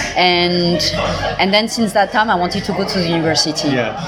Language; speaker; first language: English; non-native, fluent; French